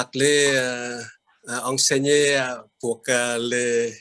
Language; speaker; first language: French; non-native, fluent; Vietnamese